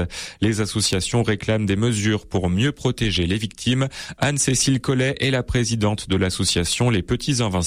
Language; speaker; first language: French; native; French